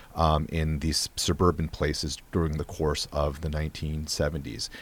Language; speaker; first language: English; native; English